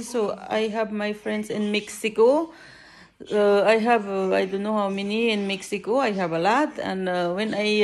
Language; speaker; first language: English; non-native, learner; Filipino